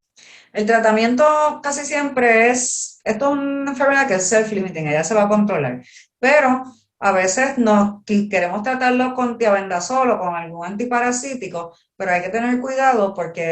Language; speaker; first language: Spanish; native; Spanish